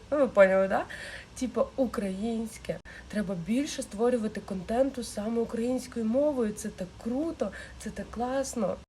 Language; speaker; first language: Ukrainian; non-native, local second language; Russian